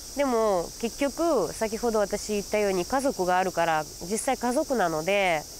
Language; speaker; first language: Japanese; non-native, fluent; Russian